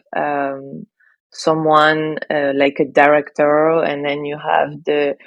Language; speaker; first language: English; non-native, fluent; French